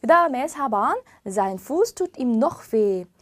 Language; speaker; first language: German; non-native, fluent; Korean